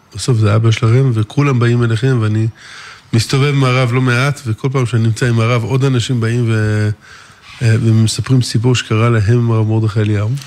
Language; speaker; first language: Hebrew; native; Hebrew